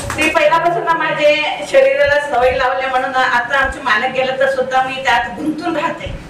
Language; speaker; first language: Marathi; non-native, local second language; Kannada